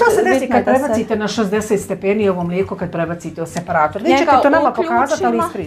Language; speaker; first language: Croatian; native; Croatian